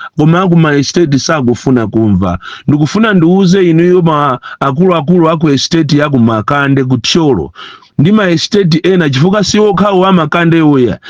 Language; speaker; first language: Nyanja; non-native, local second language; Tumbuka